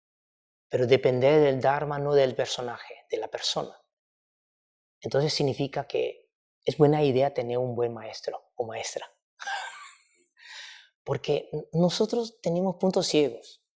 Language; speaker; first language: Spanish; non-native, fluent; Chinese